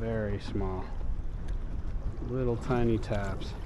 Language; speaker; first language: English; native; English